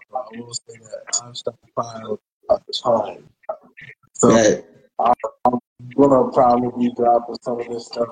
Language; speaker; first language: English; native; English